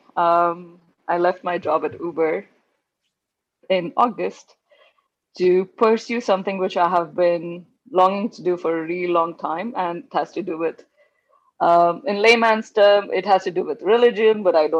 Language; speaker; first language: English; non-native, local second language; Hindi